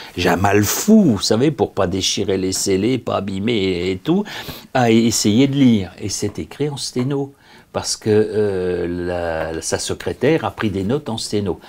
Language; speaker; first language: French; native; French